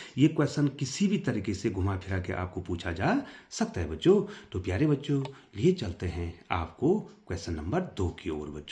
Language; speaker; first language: Hindi; native; Hindi